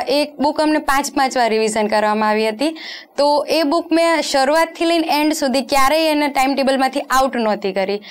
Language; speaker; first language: Gujarati; non-native, local second language; Rajasthani